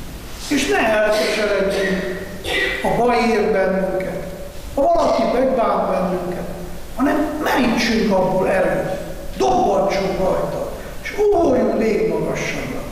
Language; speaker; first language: Hungarian; non-native, fluent; Italian